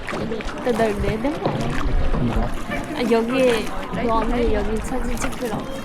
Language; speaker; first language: Korean; non-native, fluent; Vietnamese